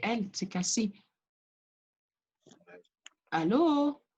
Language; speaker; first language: French; non-native, learner; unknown